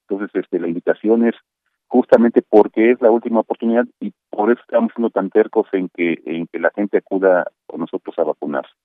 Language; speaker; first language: Spanish; native; Spanish